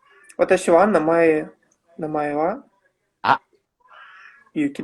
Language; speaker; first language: Japanese; non-native, learner; Russian